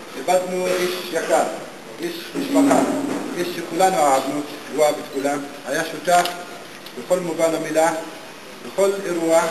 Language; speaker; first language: Hebrew; non-native, local second language; Arabic